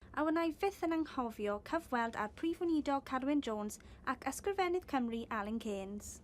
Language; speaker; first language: Welsh; native; Welsh